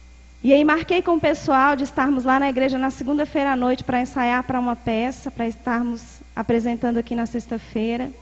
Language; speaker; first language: Portuguese; native; Portuguese